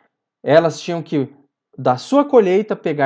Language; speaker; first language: Portuguese; native; Portuguese